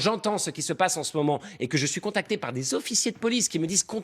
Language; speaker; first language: French; native; French